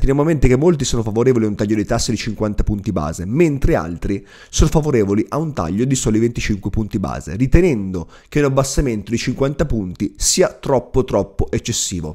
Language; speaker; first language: Italian; native; Italian